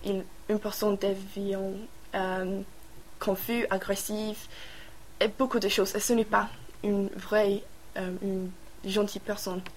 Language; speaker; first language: French; non-native, learner; English